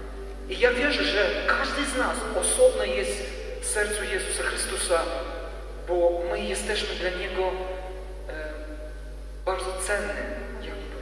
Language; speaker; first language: Polish; non-native, learner; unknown